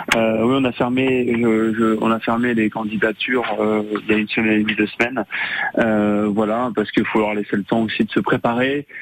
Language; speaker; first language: French; native; French